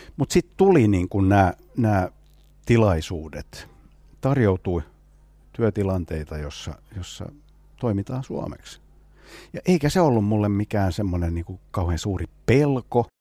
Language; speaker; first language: Finnish; non-native, local second language; Swedish